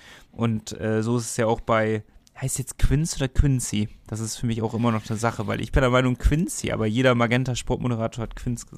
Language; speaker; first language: German; native; German